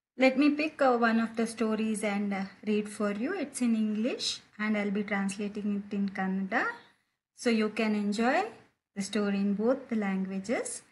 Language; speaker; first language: English; non-native, local second language; Kannada